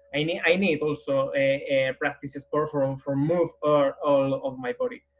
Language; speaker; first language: English; non-native, learner; Spanish